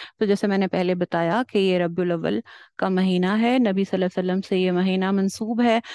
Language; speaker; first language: Urdu; native; Urdu